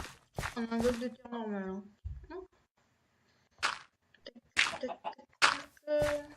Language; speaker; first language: French; native; French